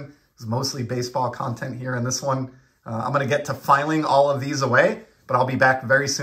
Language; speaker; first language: English; native; English